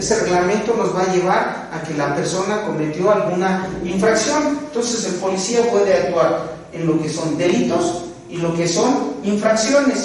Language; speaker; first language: Spanish; native; Spanish